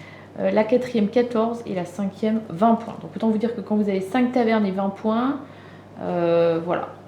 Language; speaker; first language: French; native; French